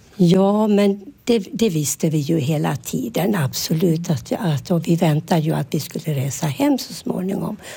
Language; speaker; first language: Swedish; early bilingual, other home language; Finnish